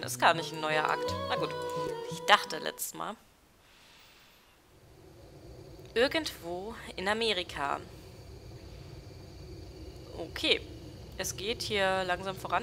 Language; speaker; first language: German; native; German